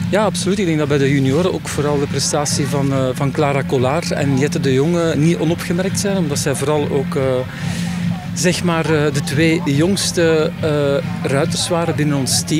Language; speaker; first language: Dutch; native; Dutch